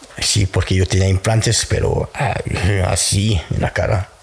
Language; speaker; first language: Spanish; non-native, fluent; French